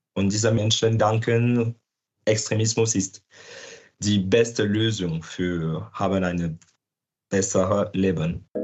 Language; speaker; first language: German; non-native, learner; French